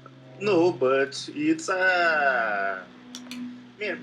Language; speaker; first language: English; non-native, learner; Portuguese